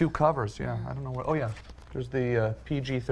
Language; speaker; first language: English; native; English